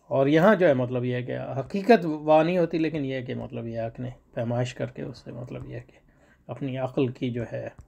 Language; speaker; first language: Urdu; native; Urdu